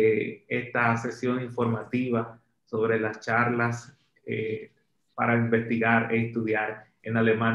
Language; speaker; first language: Spanish; native; Spanish